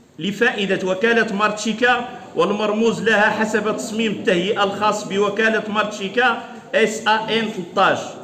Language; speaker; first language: Arabic; non-native, local second language; Riffian